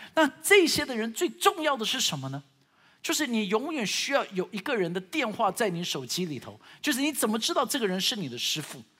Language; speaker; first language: Chinese; early bilingual, heritage; Chinese